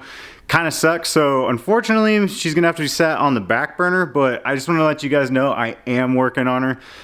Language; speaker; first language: English; native; English